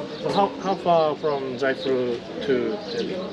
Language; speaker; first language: English; non-native, learner; Korean